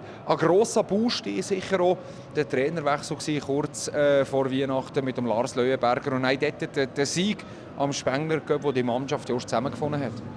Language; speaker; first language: German; native; German